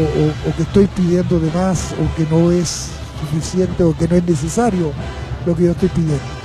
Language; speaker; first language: Spanish; native; Spanish